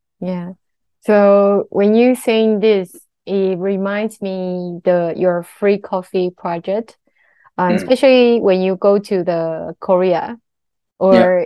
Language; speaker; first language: English; non-native, learner; Chinese